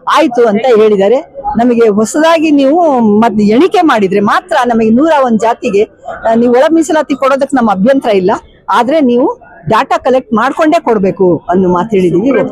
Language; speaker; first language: Kannada; non-native, local second language; Lambadi